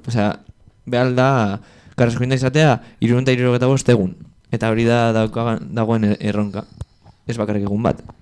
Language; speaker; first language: Basque; non-native, local second language; Spanish